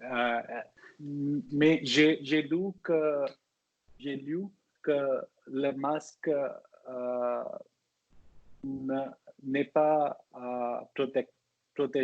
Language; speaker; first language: French; non-native, learner; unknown